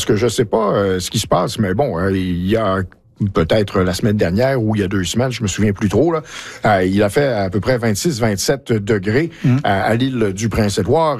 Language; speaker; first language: French; native; French